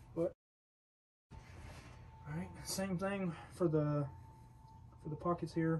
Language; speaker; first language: English; native; English